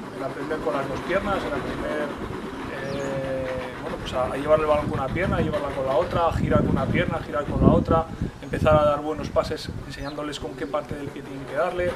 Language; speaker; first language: Spanish; native; Spanish